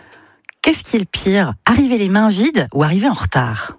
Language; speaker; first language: French; native; French